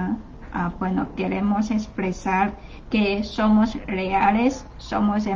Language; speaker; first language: Spanish; non-native, learner; Chinese